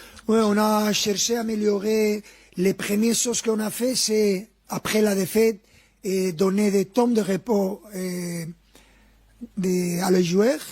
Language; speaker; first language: French; non-native, fluent; Spanish